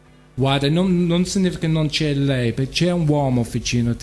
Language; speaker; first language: Italian; non-native, learner; English